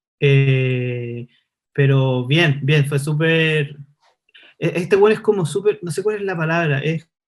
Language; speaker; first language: Spanish; native; Spanish